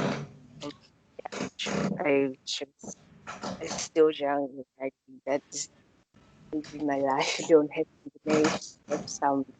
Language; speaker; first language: English; non-native, learner; Vietnamese